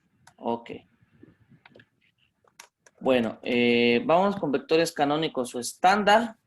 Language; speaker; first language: Spanish; native; Spanish